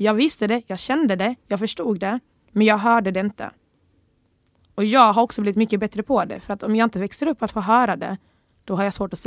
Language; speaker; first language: Swedish; early bilingual, other home language; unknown